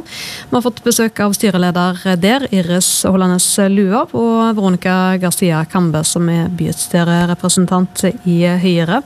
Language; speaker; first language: Norwegian; native; Norwegian